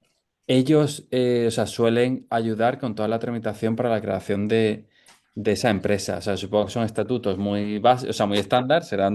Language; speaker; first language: Spanish; native; Spanish